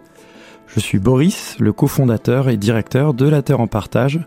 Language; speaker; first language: French; native; French